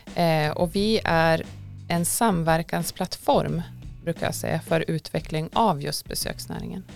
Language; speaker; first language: Swedish; native; Swedish